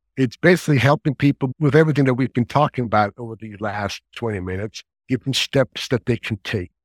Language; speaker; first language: English; non-native, fluent; German